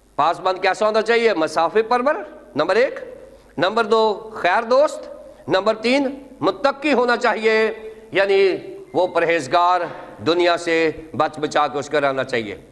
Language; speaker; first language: Urdu; non-native, local second language; Punjabi